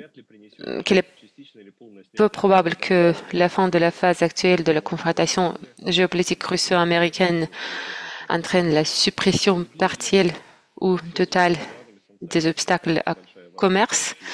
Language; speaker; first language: French; non-native, fluent; Russian